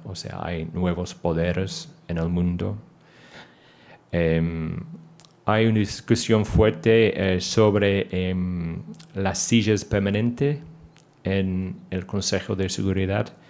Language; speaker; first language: Spanish; non-native, fluent; English